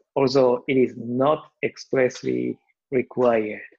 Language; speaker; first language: English; non-native, learner; Japanese